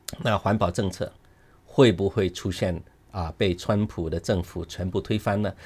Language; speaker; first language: Chinese; non-native, local second language; Cantonese